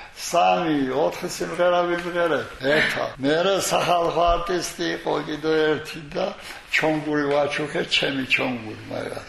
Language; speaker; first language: Georgian; non-native, local second language; Mingrelian